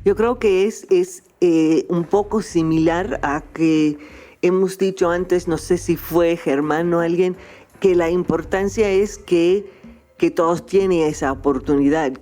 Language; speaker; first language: Spanish; non-native, fluent; English